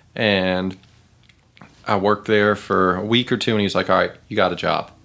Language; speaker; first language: English; native; English